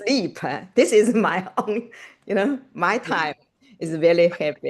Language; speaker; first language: English; non-native, learner; Chinese